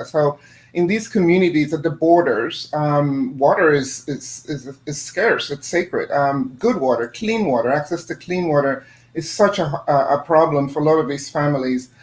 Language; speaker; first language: English; non-native, fluent; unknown